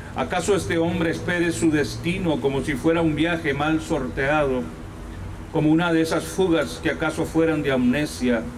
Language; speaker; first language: Spanish; native; Spanish